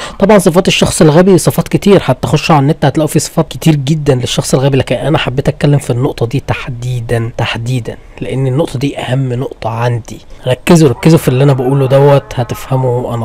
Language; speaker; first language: Arabic; native; Arabic